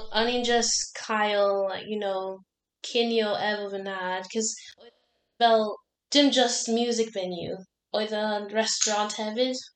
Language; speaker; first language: Welsh; non-native, learner; English